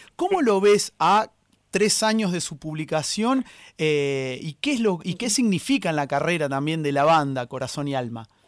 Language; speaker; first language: Spanish; native; Spanish